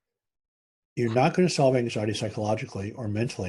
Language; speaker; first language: English; native; English